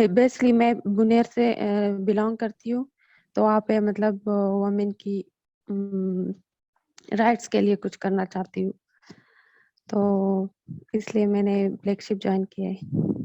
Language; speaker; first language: Hindi; non-native, local second language; Pashto